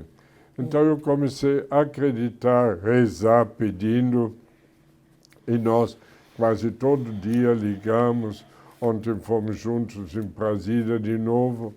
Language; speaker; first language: Portuguese; non-native, fluent; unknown